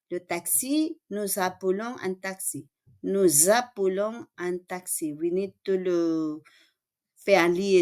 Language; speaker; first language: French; non-native, fluent; Filipino